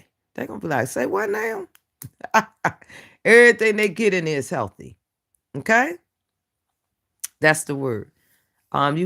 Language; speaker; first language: English; native; English